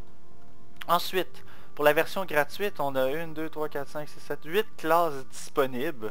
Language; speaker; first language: French; native; French